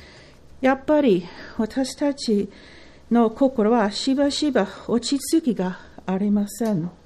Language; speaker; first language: Japanese; non-native, fluent; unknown